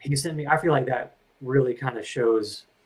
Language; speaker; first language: English; native; English